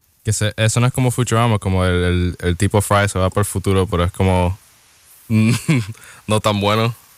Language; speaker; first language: Spanish; non-native, learner; English